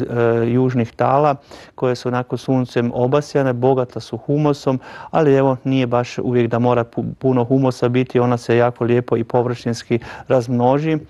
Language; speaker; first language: Croatian; native; Croatian